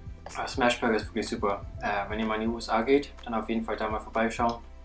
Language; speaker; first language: German; native; German